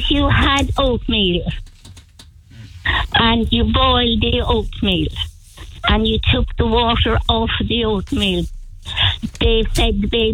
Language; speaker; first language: English; native; English